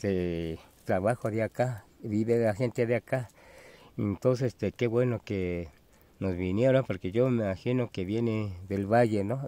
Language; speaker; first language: Spanish; non-native, local second language; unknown